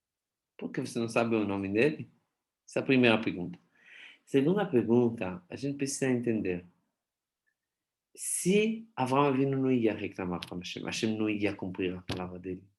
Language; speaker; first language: Portuguese; non-native, fluent; Hebrew